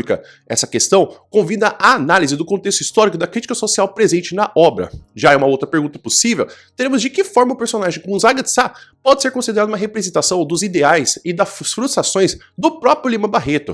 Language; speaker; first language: Portuguese; native; Portuguese